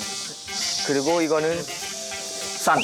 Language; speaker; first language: Korean; non-native, learner; Japanese